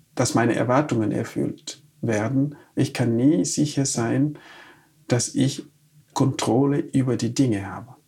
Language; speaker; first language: German; non-native, fluent; Wolof